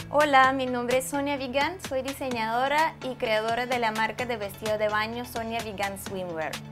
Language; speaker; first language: Spanish; non-native, fluent; Russian